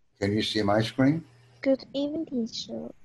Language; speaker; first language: English; non-native, learner; Vietnamese